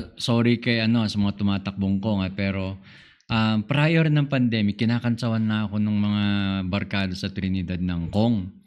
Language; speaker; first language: Filipino; non-native, local second language; Iloko